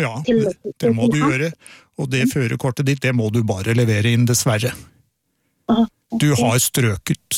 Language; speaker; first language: Norwegian; native; Norwegian